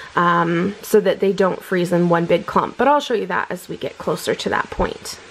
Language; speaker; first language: English; native; English